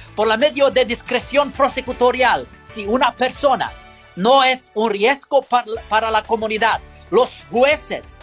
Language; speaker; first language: Spanish; non-native, learner; English